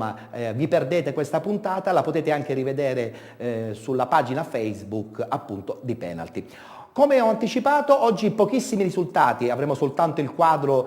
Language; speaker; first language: Italian; native; Italian